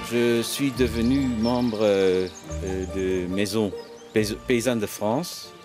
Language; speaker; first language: French; non-native, fluent; Dutch